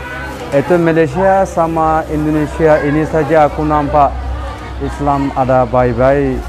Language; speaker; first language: Indonesian; non-native, learner; Rohingya